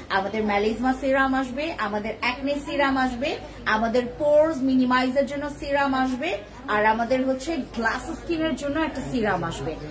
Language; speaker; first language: Bangla; non-native, local second language; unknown